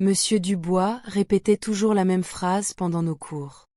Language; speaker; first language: French; non-native, fluent; Portuguese